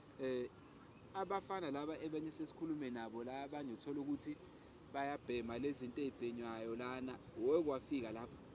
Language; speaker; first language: Zulu; native; Zulu